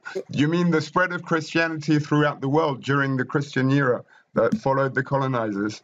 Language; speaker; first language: English; non-native, fluent; French